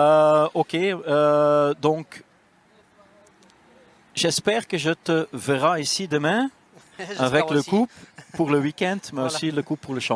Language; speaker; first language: French; non-native, local second language; Dutch